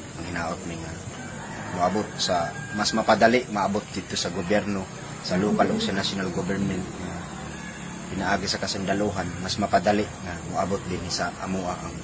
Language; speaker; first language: Cebuano; non-native, local second language; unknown